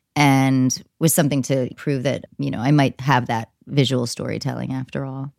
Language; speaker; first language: English; native; English